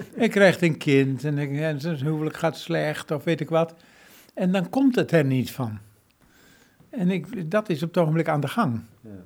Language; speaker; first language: Dutch; native; Dutch